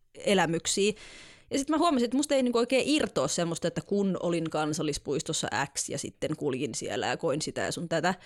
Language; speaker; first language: Finnish; native; Finnish